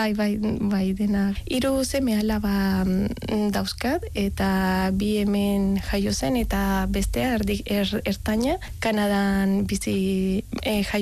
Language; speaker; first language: Basque; non-native, learner; Spanish